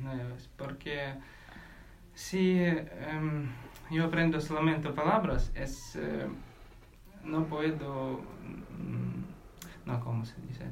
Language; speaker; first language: Spanish; non-native, learner; Ukrainian